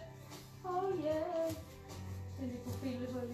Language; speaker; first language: Swedish; non-native, learner; Cebuano